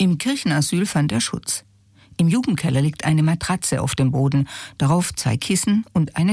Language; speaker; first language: German; native; German